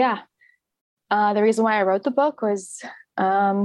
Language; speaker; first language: English; native; English